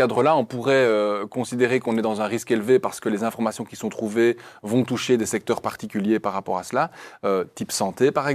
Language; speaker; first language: French; native; French